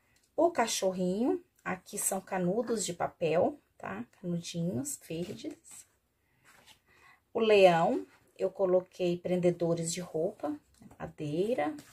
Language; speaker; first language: Portuguese; native; Portuguese